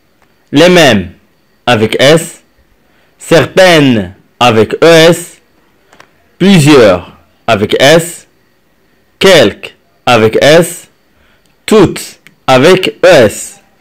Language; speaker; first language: French; non-native, local second language; Arabic